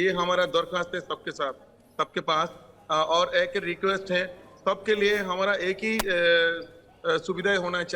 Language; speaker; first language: Hindi; non-native, fluent; Bangla